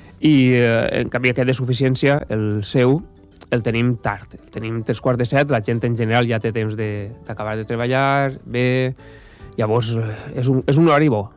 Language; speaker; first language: Catalan; native; Catalan